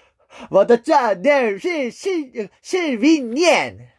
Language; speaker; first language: Chinese; non-native, learner; Korean